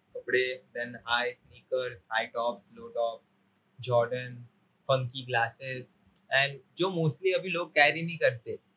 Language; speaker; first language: Hindi; non-native, local second language; Marathi